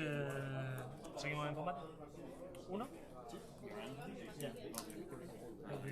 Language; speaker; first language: Spanish; native; Spanish